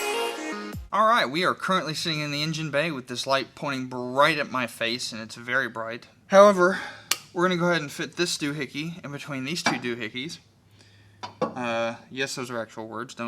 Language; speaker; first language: English; native; English